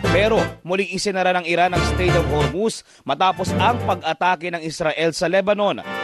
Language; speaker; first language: Filipino; native; Filipino